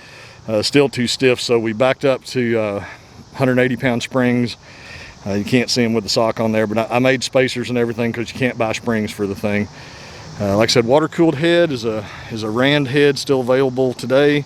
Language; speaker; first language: English; native; English